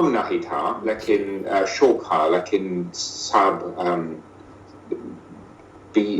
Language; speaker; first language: Hindi; non-native, learner; English